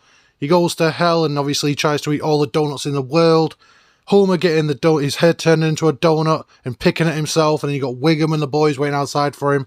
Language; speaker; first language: English; native; English